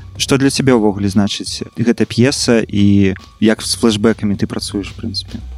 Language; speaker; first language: Belarusian; native; Belarusian